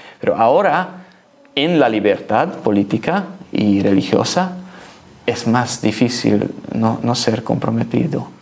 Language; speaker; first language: Spanish; non-native, learner; Hungarian